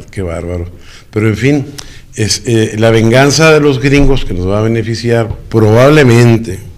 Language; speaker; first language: Spanish; native; Spanish